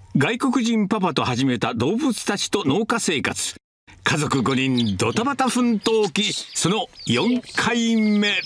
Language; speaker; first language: Japanese; native; Japanese